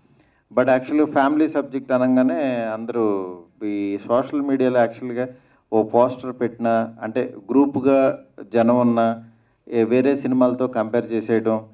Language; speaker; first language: Telugu; native; Telugu